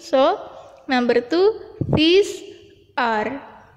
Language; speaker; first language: English; non-native, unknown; Indonesian